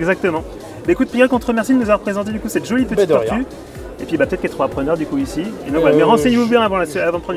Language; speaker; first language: French; native; French